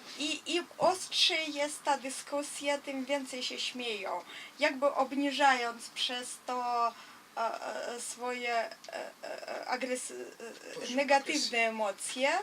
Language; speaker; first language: Polish; non-native, fluent; Russian